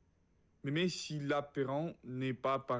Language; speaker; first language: French; non-native, learner; Russian